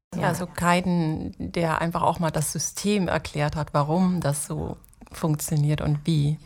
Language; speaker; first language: German; native; German